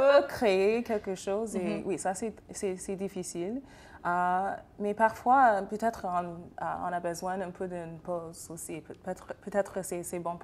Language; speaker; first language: French; non-native, fluent; English